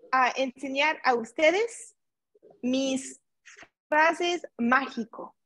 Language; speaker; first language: Spanish; non-native, learner; English